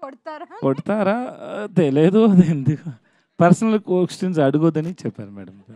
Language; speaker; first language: Telugu; non-native, learner; Tamil